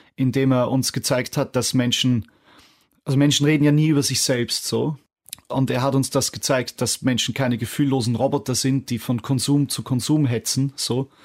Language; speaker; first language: German; native; German